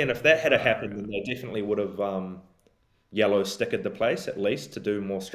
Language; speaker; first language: English; native; English